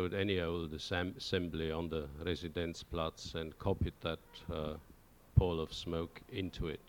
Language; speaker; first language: English; non-native, fluent; German